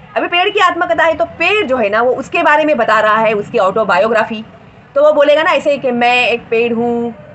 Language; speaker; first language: Hindi; non-native, local second language; Marathi